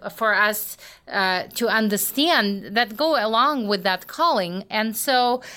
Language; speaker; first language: English; non-native, fluent; Russian